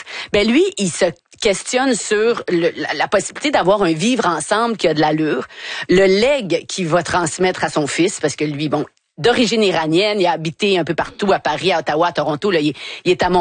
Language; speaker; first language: French; native; French